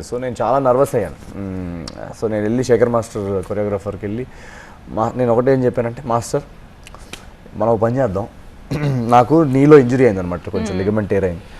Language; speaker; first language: Telugu; native; Telugu